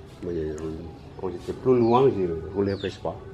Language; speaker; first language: French; non-native, learner; Javanese